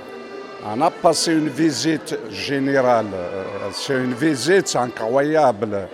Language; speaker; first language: French; non-native, fluent; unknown